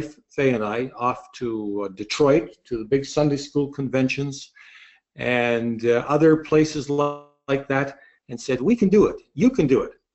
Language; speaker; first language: English; native; English